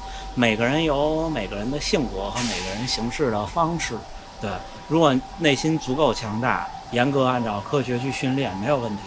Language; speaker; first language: Chinese; native; Chinese